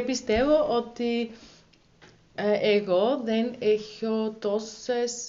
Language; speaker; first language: Greek; non-native, learner; German